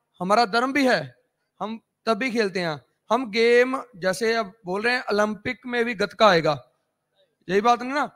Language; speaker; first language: Hindi; non-native, local second language; Punjabi